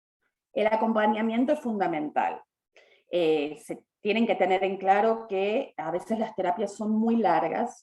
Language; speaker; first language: Spanish; native; Spanish